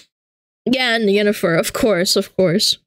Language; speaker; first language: English; native; English